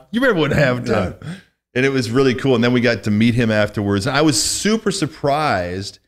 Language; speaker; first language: English; native; English